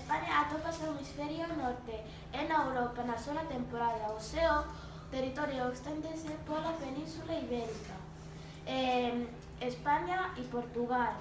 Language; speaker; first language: Spanish; non-native, local second language; Galician